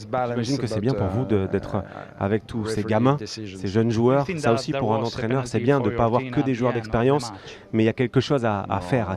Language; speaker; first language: French; native; French